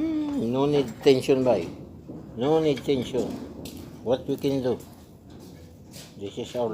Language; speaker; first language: English; non-native, local second language; Filipino